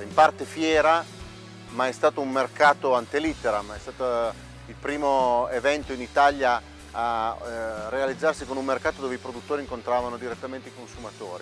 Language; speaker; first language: Italian; native; Italian